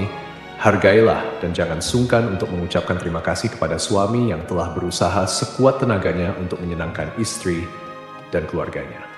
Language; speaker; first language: Indonesian; native; Indonesian